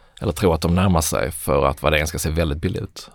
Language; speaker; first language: Swedish; native; Swedish